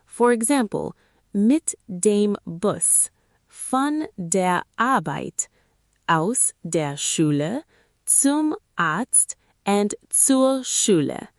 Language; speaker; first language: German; non-native, fluent; Arabic